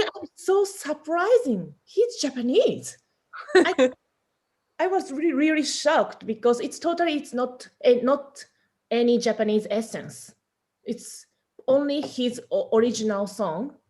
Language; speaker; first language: English; non-native, learner; Japanese